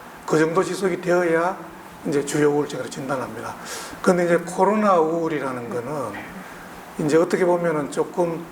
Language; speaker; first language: Korean; native; Korean